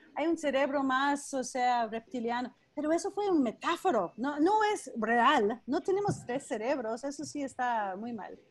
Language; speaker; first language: Spanish; non-native, fluent; English